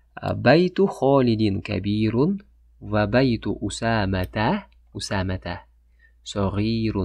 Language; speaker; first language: Arabic; non-native, fluent; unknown